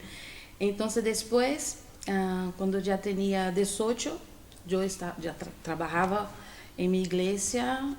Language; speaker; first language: Spanish; non-native, fluent; Portuguese